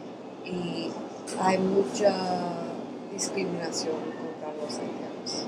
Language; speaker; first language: Spanish; early bilingual, other home language; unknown